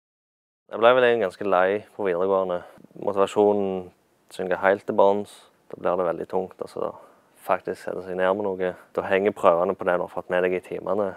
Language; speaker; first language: Norwegian; native; Norwegian